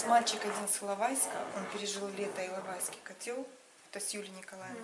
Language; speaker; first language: Russian; native; Russian